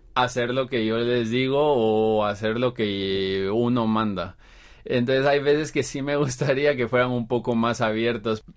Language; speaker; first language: Spanish; native; Spanish